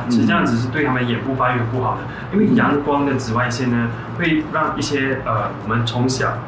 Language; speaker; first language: Chinese; native; Chinese